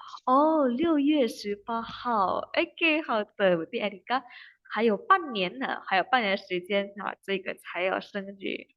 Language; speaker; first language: Chinese; non-native, fluent; Indonesian